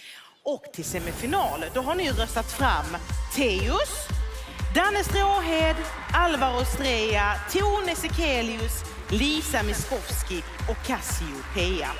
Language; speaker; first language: Swedish; native; Swedish